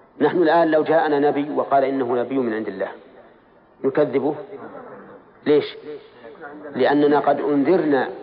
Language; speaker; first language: Arabic; native; Arabic